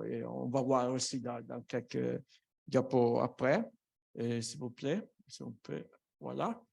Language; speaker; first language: French; non-native, fluent; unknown